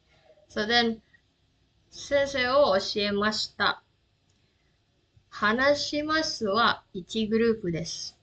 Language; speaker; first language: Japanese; non-native, learner; Indonesian